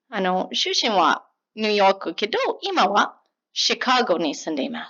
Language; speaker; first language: Japanese; non-native, learner; English